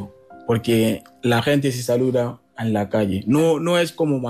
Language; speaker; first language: Spanish; non-native, learner; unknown